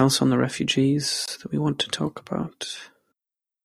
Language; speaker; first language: English; native; English